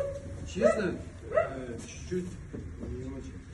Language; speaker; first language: Russian; non-native, local second language; Uzbek